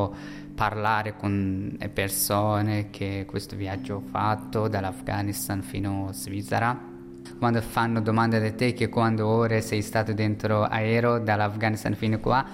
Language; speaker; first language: Italian; non-native, learner; Persian